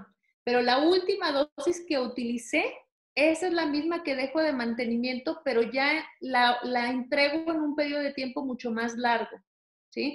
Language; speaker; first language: Spanish; native; Spanish